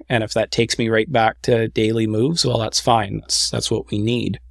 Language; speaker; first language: English; native; English